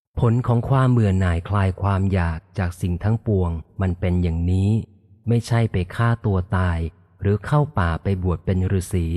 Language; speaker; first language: Thai; native; Thai